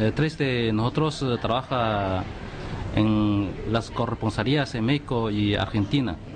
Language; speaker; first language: Spanish; non-native, fluent; Chinese